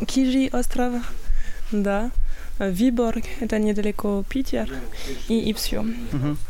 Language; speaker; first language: Russian; non-native, learner; French